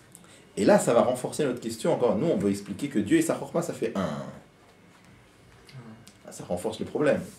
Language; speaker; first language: French; native; French